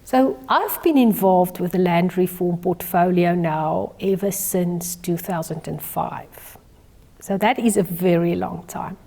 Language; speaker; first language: English; non-native, local second language; Afrikaans